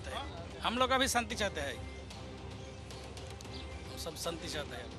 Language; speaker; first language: Hindi; non-native, local second language; Bangla